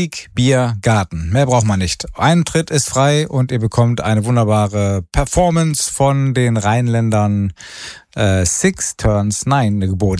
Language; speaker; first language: German; native; German